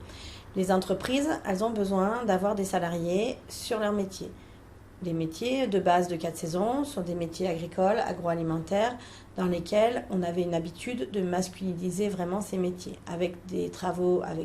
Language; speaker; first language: French; native; French